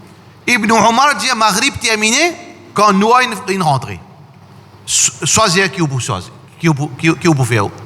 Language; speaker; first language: French; non-native, learner; Morisyen